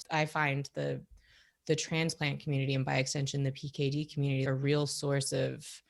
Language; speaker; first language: English; native; English